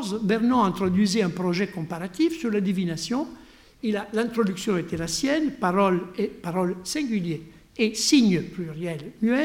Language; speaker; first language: French; non-native, fluent; Italian